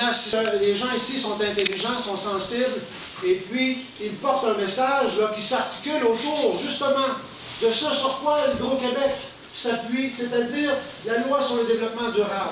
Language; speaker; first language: French; native; French